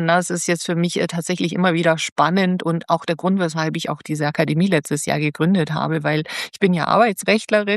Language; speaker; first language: German; native; German